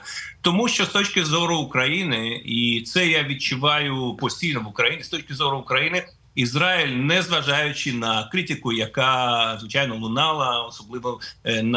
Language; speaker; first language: Ukrainian; non-native, fluent; Russian